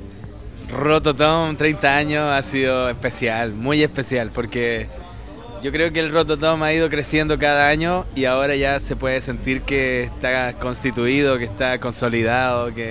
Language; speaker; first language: Spanish; native; Spanish